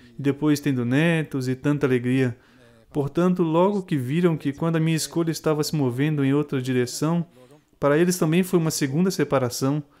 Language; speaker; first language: Portuguese; non-native, fluent; Italian